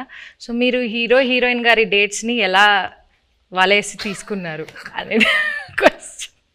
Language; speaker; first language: Telugu; native; Telugu